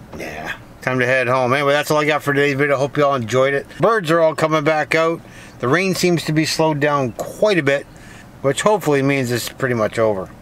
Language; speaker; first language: English; native; English